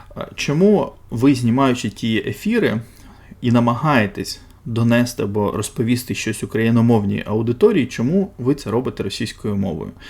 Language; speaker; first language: Ukrainian; non-native, local second language; Russian